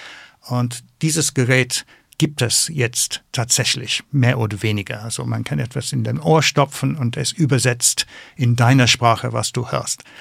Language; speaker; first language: German; non-native, fluent; English